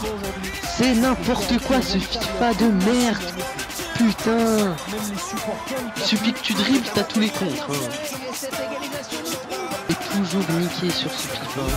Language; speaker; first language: French; native; French